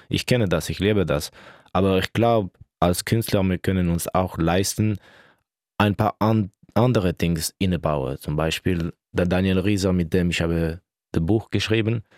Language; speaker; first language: German; non-native, local second language; French